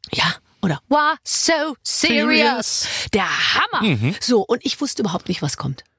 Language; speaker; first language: German; native; German